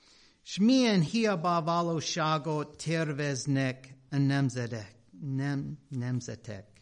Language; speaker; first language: Hungarian; non-native, fluent; English